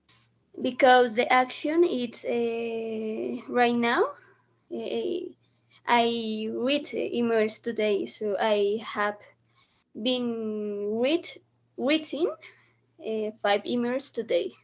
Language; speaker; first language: English; non-native, learner; Spanish